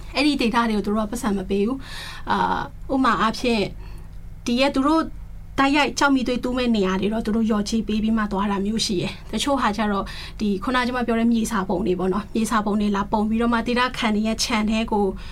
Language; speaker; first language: Burmese; non-native, local second language; Shan